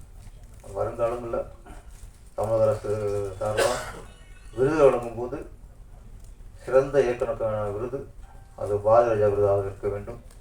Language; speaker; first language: Tamil; native; Tamil